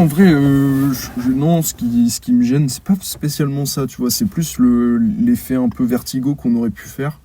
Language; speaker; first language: French; native; French